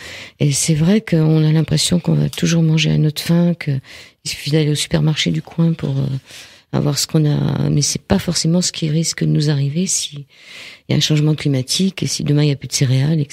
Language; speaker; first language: French; native; French